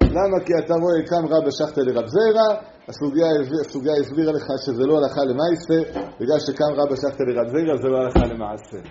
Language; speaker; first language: Hebrew; non-native, fluent; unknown